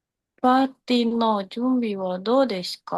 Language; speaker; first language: Japanese; non-native, learner; Indonesian